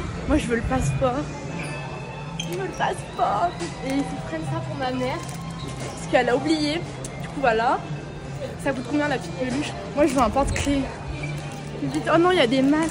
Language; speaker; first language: French; native; French